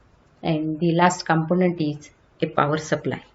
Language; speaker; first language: English; non-native, local second language; Marathi